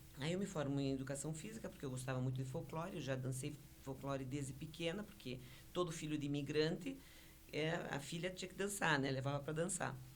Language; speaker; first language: Portuguese; early bilingual, other home language; Spanish